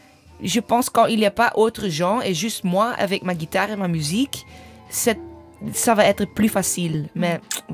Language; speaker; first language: French; non-native, learner; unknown